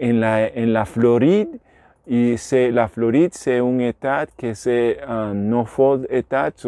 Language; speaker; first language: French; non-native, learner; Spanish